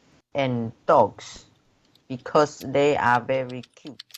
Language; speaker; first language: English; non-native, learner; Chinese